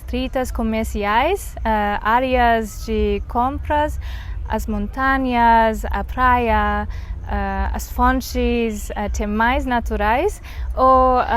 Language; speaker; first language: Portuguese; non-native, learner; Chinese